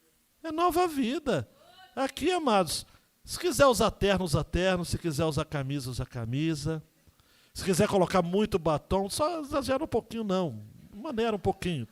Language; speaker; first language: Portuguese; native; Portuguese